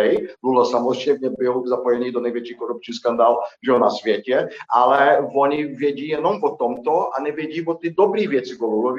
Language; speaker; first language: Czech; non-native, fluent; Portuguese